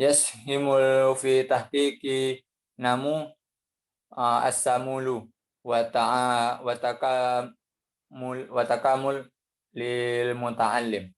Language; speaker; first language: Arabic; non-native, learner; Indonesian